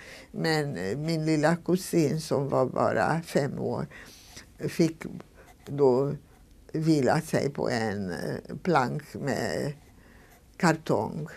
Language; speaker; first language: Swedish; non-native, fluent; Hungarian